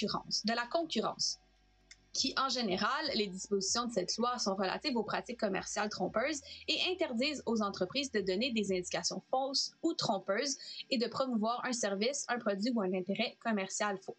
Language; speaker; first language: French; native; French